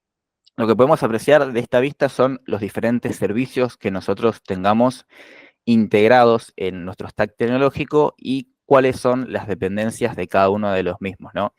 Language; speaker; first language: Spanish; native; Spanish